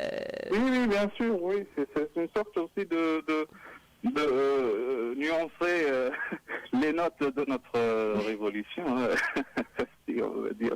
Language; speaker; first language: French; non-native, local second language; Arabic